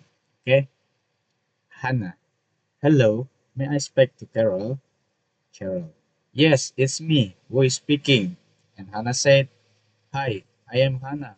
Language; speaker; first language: English; non-native, learner; Indonesian